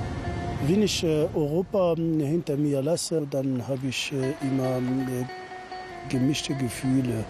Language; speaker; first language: German; non-native, fluent; Arabic